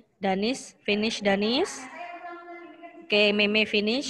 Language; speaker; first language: English; non-native, learner; Indonesian